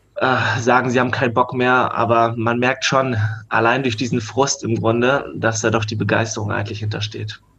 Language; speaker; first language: German; native; German